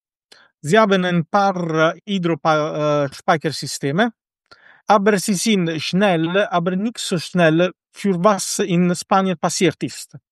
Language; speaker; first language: German; non-native, fluent; Italian